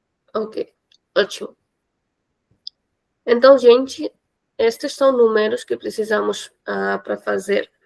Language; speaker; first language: Portuguese; non-native, fluent; Hindi